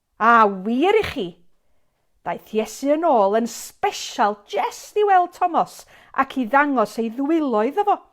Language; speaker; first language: Welsh; native; Welsh